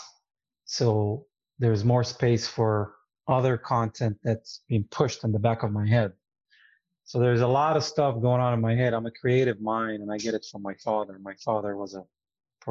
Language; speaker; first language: English; non-native, fluent; Arabic